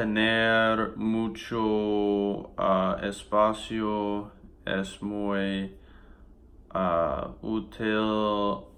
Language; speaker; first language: Spanish; non-native, learner; English